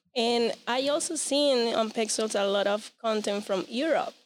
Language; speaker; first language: English; non-native, learner; Spanish